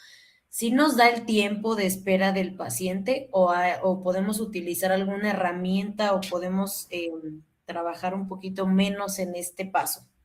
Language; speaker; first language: Spanish; native; Spanish